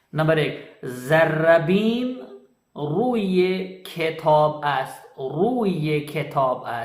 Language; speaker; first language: Persian; non-native, fluent; Urdu